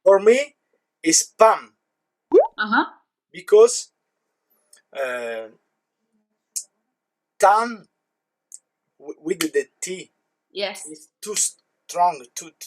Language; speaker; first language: English; non-native, learner; Italian